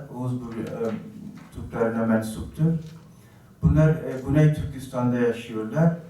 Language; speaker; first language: Turkish; non-native, fluent; Uzbek